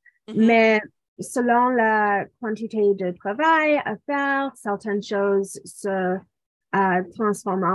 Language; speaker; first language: French; non-native, local second language; English